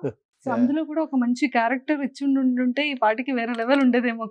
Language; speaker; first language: Telugu; native; Telugu